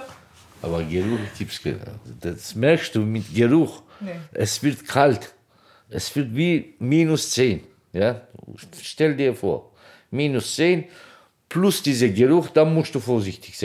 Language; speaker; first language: German; non-native, local second language; Turkish